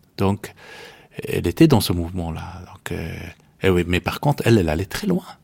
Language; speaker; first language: French; non-native, fluent; Persian